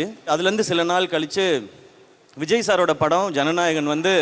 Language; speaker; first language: Tamil; native; Tamil